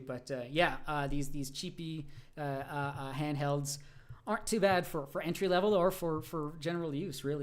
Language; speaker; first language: English; native; English